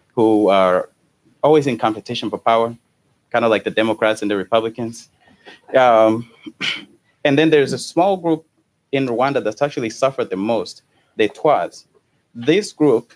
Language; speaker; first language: English; non-native, local second language; Kinyarwanda